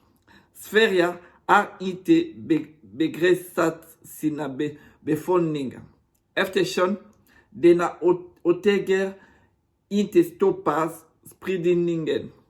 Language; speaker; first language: Swedish; non-native, learner; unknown